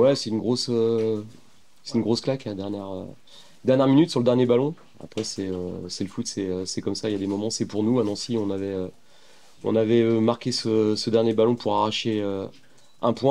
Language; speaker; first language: French; native; French